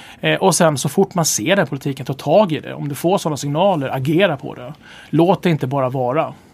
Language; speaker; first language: Swedish; native; Swedish